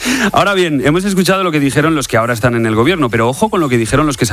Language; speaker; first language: Spanish; native; Spanish